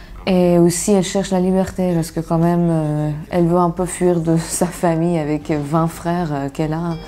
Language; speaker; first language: French; non-native, fluent; Persian